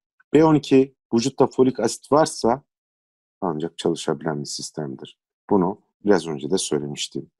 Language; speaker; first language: Turkish; native; Turkish